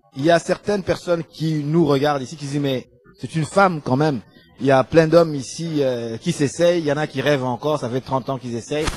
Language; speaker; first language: French; non-native, local second language; Lingala